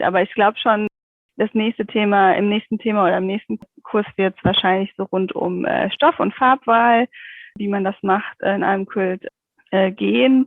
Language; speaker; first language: German; native; German